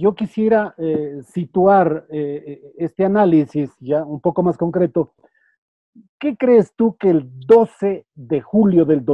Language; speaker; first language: Spanish; native; Spanish